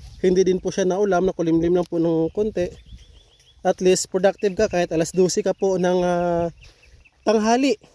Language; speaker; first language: Filipino; non-native, local second language; Hiligaynon